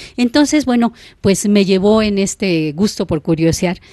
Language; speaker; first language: Spanish; native; Spanish